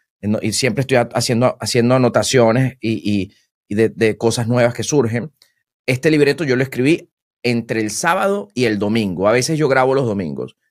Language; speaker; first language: Spanish; native; Spanish